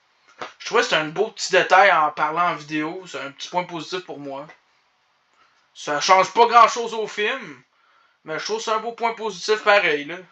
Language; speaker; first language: French; native; French